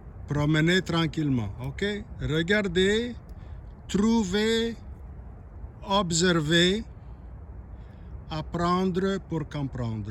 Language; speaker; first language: French; non-native, local second language; English